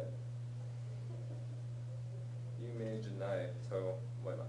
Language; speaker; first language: Japanese; non-native, learner; English